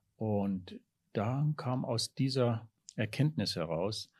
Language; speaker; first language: German; early bilingual, heritage; German